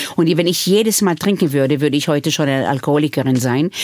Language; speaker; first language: German; early bilingual, other home language; Hebrew